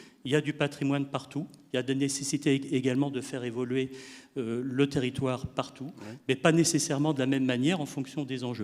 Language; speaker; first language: French; native; French